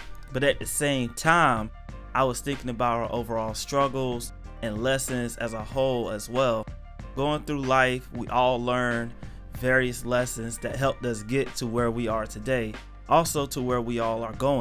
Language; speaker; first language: English; native; English